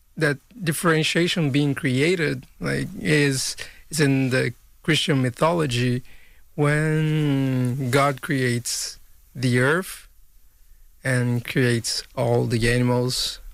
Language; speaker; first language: English; non-native, fluent; Portuguese